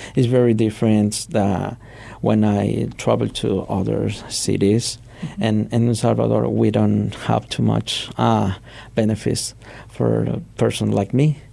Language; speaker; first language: English; non-native, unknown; Spanish